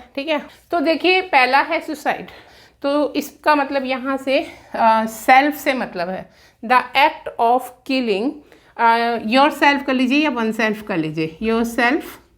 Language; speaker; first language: Hindi; native; Hindi